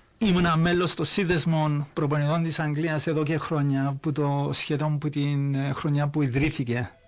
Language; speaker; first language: Greek; early bilingual, heritage; Greek